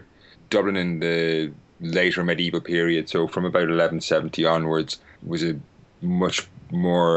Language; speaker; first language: English; native; English